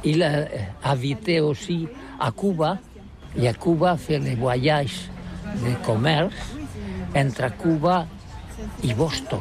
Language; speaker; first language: French; non-native, learner; Catalan